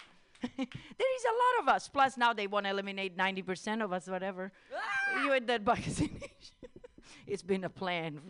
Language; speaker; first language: English; non-native, fluent; Italian